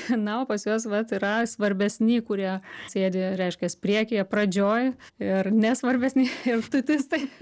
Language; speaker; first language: Lithuanian; native; Lithuanian